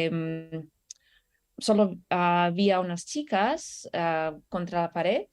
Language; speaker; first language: Spanish; non-native, fluent; Russian